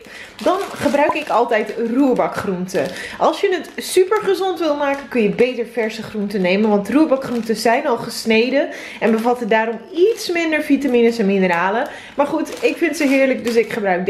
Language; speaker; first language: Dutch; native; Dutch